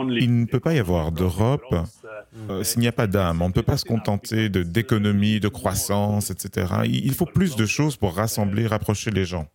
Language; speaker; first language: French; non-native, fluent; Slovenian